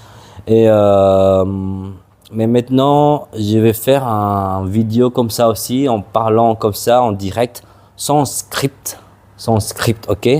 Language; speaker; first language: French; non-native, fluent; Madurese